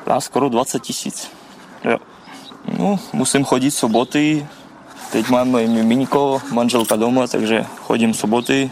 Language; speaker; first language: Czech; non-native, learner; Ukrainian